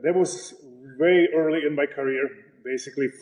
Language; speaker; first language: English; non-native, fluent; Slovak